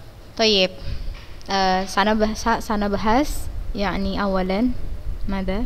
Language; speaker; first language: Arabic; non-native, fluent; Indonesian